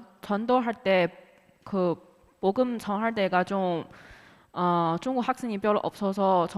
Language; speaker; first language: Korean; non-native, learner; Chinese